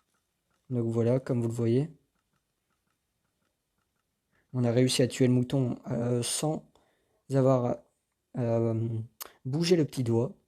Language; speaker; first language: French; native; French